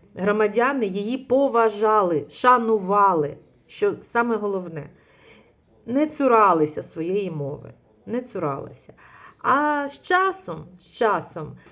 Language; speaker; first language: Ukrainian; non-native, local second language; Russian